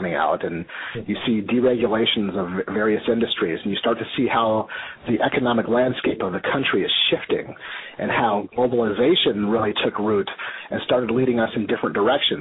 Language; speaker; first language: English; native; English